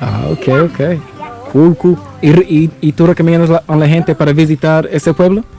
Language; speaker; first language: Spanish; non-native, learner; English